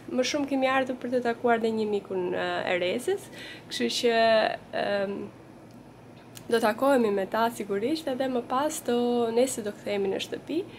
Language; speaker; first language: Albanian; early bilingual, heritage; Albanian